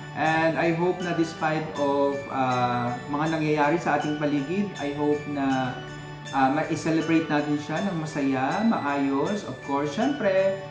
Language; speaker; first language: Filipino; native; Filipino